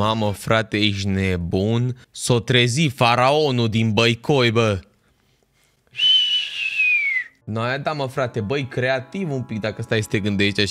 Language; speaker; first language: Romanian; native; Romanian